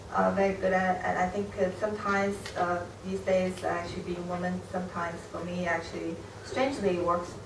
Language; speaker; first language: English; non-native, fluent; Chinese